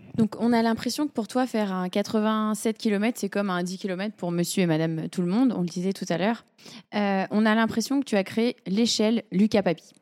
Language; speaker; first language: French; native; French